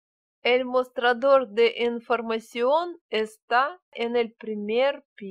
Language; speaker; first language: Spanish; non-native, learner; Russian